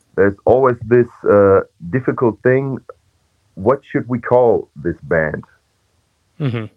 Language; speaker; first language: English; non-native, fluent; German